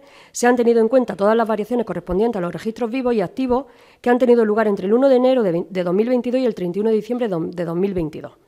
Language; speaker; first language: Spanish; native; Spanish